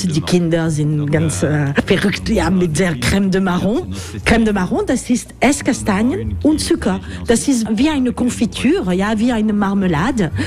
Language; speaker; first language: German; non-native, learner; French